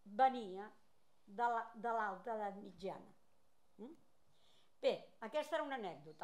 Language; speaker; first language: Catalan; native; Catalan